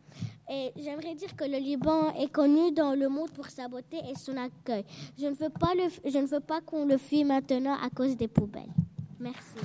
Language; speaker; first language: French; non-native, local second language; Arabic